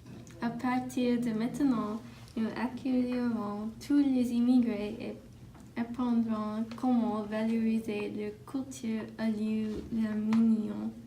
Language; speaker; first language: French; non-native, learner; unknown